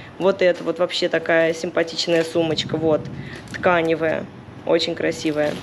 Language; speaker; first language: Russian; native; Russian